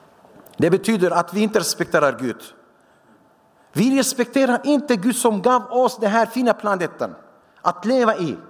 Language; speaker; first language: Swedish; non-native, fluent; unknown